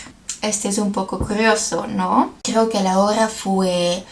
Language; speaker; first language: Spanish; non-native, learner; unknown